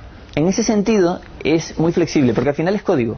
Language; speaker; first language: Spanish; native; Spanish